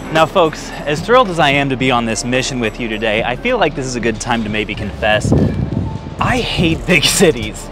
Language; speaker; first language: English; native; English